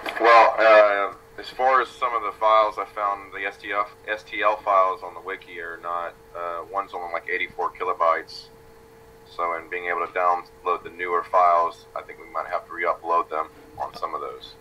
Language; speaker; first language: English; native; English